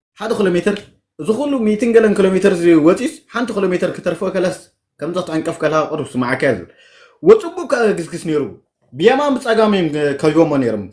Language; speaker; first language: Tigrinya; native; Tigrinya